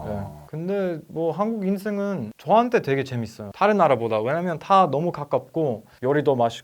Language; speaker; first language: Korean; non-native, learner; Croatian